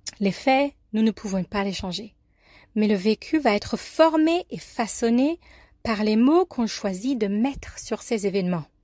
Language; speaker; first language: French; non-native, fluent; English